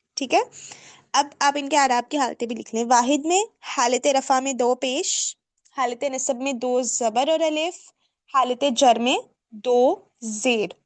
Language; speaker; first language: Urdu; native; Urdu